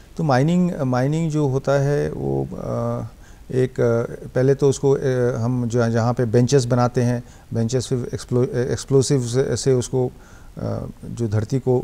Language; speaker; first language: Hindi; non-native, local second language; Bangla